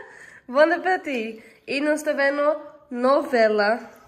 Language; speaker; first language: Portuguese; non-native, learner; Dutch